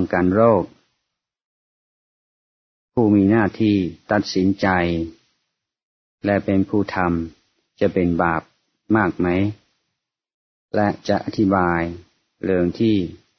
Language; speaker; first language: Thai; non-native, fluent; English